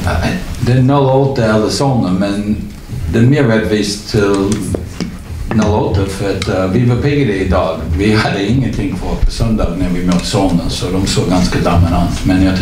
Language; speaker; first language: Swedish; non-native, learner; English